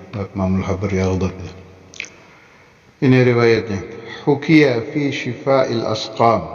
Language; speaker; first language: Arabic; non-native, fluent; Indonesian